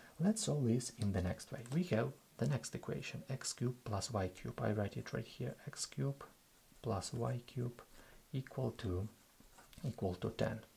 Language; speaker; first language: English; non-native, fluent; Russian